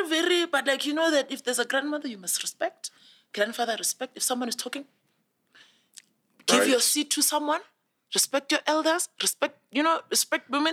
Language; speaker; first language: English; non-native, local second language; Zulu